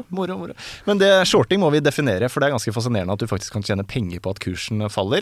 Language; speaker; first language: Norwegian; native; Norwegian